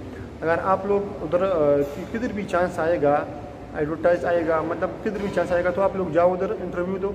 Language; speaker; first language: Hindi; non-native, local second language; Pashto